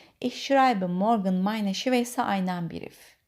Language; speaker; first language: German; non-native, fluent; Turkish